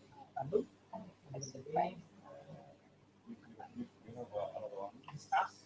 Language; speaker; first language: English; non-native, learner; Indonesian